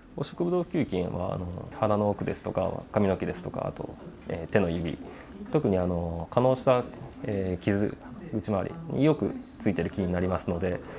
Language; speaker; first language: Japanese; native; Japanese